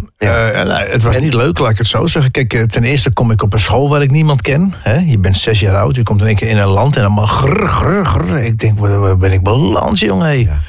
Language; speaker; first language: Dutch; early bilingual, other home language; English